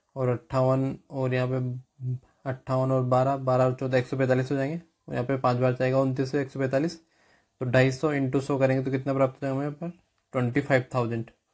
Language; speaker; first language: Hindi; native; Hindi